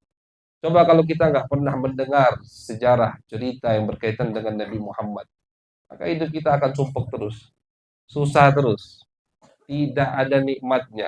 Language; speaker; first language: Indonesian; native; Indonesian